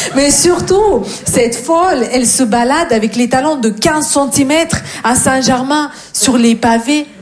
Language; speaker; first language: French; non-native, fluent; Russian